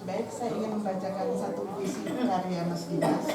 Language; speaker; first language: Indonesian; native; Indonesian